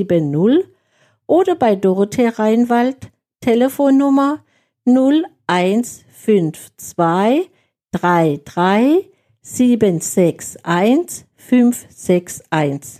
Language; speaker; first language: German; native; German